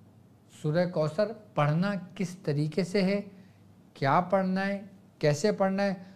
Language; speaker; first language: Urdu; native; Urdu